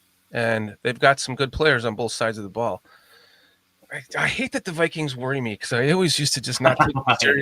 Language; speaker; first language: English; native; English